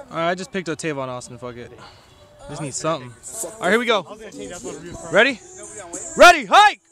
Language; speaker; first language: English; native; English